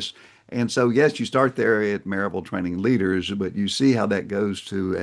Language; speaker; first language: English; native; English